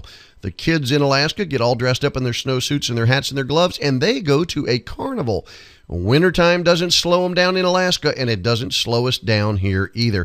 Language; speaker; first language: English; native; English